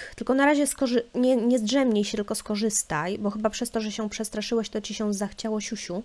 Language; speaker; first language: Polish; native; Polish